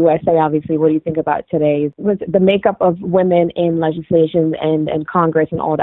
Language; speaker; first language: English; non-native, fluent; Arabic